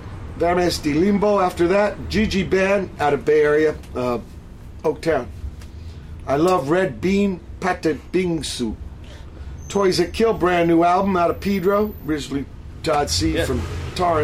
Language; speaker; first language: English; native; English